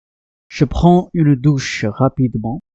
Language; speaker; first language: French; non-native, fluent; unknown